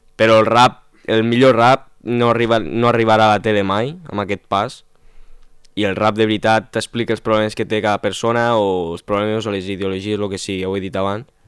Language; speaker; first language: Catalan; non-native, local second language; Spanish